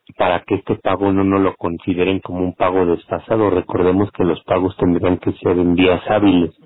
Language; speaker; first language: Spanish; native; Spanish